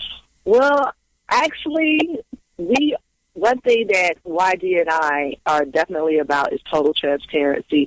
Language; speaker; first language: English; native; English